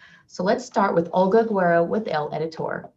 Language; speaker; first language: English; native; English